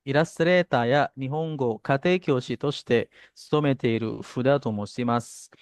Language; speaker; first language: Japanese; non-native, fluent; Indonesian